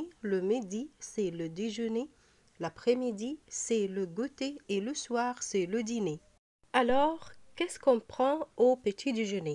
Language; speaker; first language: French; non-native, fluent; Arabic